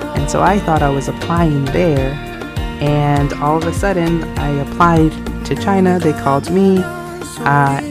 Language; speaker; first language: English; native; English